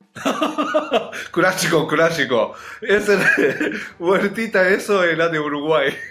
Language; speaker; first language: Spanish; non-native, fluent; Japanese